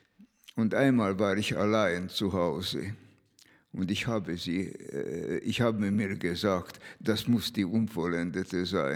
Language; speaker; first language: German; non-native, fluent; Hungarian